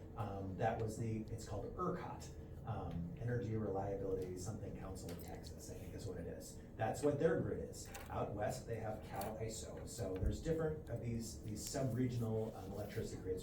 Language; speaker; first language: English; native; English